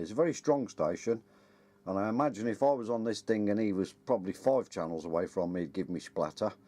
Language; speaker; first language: English; native; English